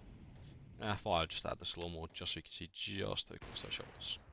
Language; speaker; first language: English; native; English